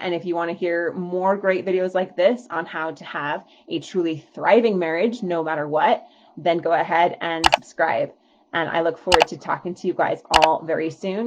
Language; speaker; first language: English; native; English